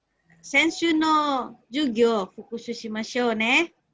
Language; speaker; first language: Japanese; non-native, fluent; Indonesian